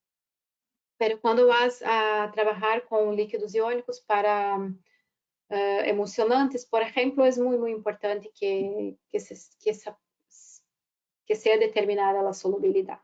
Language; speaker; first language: Spanish; non-native, fluent; Portuguese